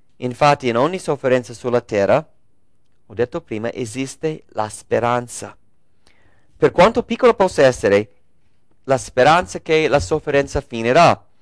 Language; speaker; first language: Italian; non-native, fluent; English